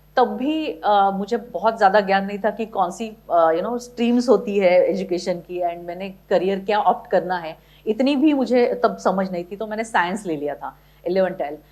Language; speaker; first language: Hindi; non-native, local second language; Marathi